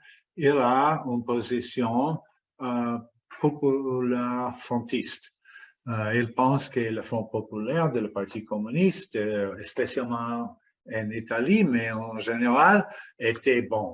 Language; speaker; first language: French; non-native, fluent; English